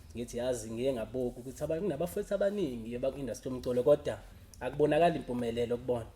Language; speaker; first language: Zulu; native; Zulu